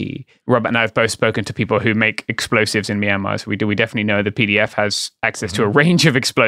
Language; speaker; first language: English; native; English